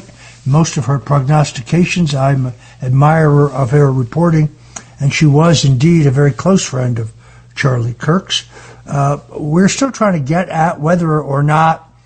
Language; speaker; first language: English; native; English